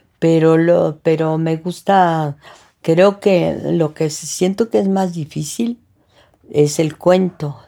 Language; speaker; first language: Spanish; early bilingual, other home language; French